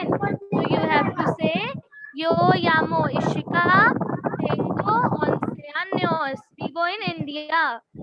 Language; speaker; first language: Spanish; non-native, learner; Hindi